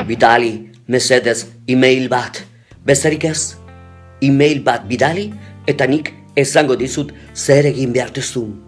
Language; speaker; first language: Basque; non-native, local second language; Spanish